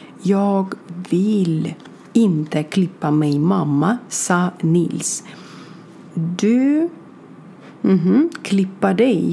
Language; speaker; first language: Swedish; non-native, learner; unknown